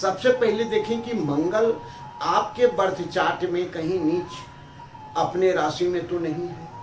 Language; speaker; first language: Hindi; native; Hindi